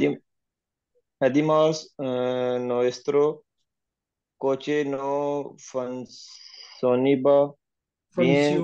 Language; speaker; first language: Spanish; non-native, learner; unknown